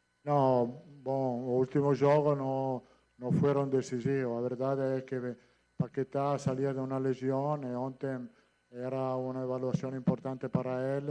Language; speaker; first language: Portuguese; non-native, fluent; Italian